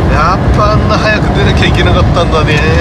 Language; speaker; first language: Japanese; native; Japanese